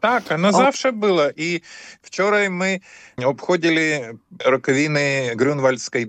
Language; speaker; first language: Polish; non-native, fluent; Ukrainian